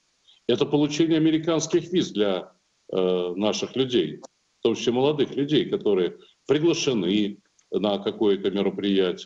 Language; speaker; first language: Russian; native; Russian